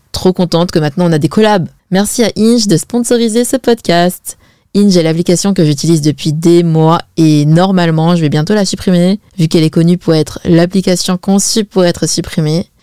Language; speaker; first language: French; early bilingual, other home language; Chinese